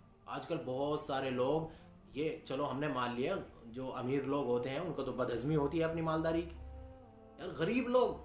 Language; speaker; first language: Urdu; native; Urdu